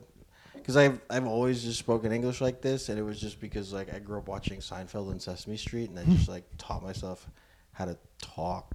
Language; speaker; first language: English; non-native, local second language; Filipino